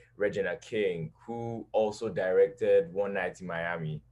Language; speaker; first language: English; non-native, local second language; Yoruba